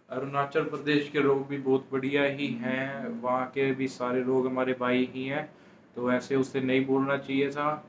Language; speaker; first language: Hindi; non-native, local second language; Punjabi